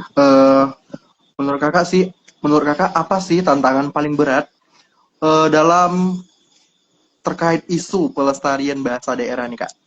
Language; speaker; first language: Indonesian; native; Indonesian